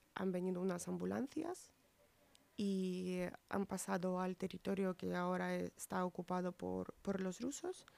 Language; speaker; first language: Spanish; non-native, fluent; Ukrainian